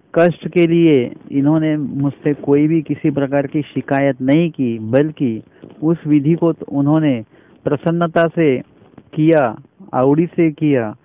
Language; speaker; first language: Hindi; non-native, local second language; Marathi